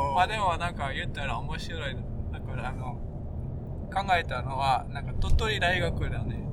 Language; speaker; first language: Japanese; non-native, fluent; Dutch